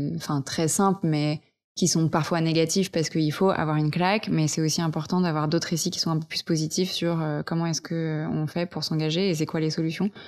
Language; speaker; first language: French; native; French